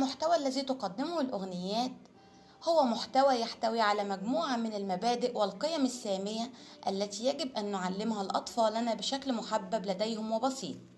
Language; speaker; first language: Arabic; native; Arabic